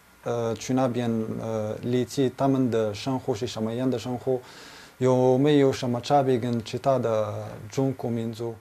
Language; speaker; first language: Chinese; non-native, fluent; Arabic